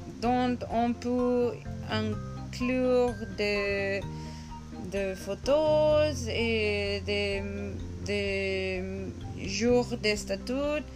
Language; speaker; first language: French; non-native, learner; Spanish